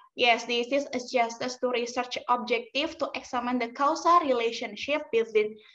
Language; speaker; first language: English; non-native, learner; Indonesian